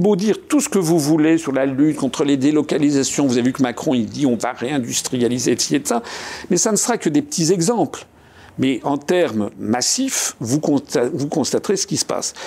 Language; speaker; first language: French; native; French